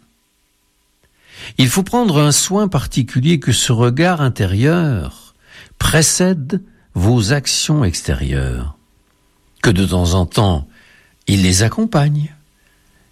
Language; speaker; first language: French; native; French